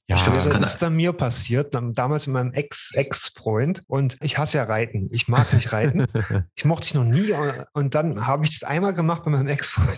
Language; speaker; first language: German; native; German